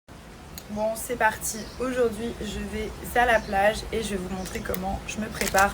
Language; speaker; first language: French; native; French